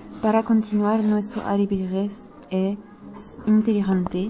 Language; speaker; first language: Spanish; non-native, learner; French